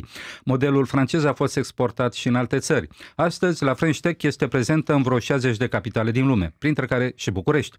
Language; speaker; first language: Romanian; native; Romanian